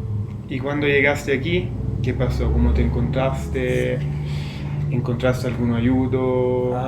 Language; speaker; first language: Spanish; non-native, fluent; Italian